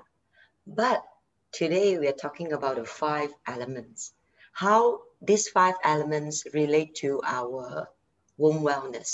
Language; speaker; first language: English; non-native, local second language; Chinese